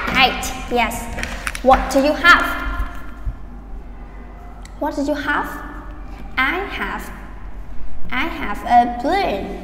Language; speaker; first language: English; non-native, fluent; Vietnamese